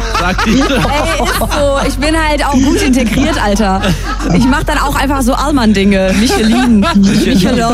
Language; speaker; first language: German; early bilingual, other home language; Turkish